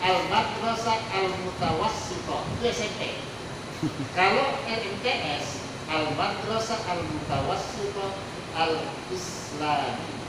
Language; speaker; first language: Arabic; non-native, fluent; Indonesian